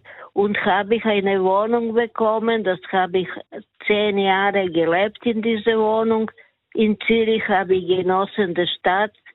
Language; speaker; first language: German; non-native, learner; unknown